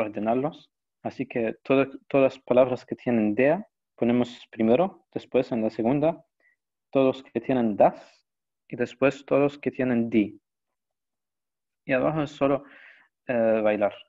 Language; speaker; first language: Spanish; non-native, learner; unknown